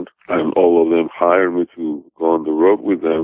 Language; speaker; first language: English; non-native, fluent; Spanish